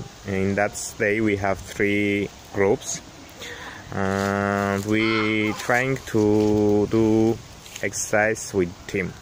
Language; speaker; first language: English; non-native, learner; Armenian